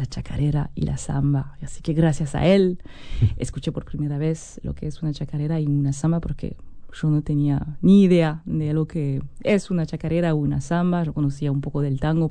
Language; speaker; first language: Spanish; non-native, fluent; French